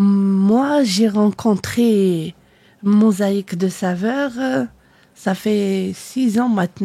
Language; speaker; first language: French; non-native, learner; Arabic